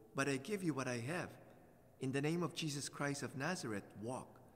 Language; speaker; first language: English; non-native, local second language; Filipino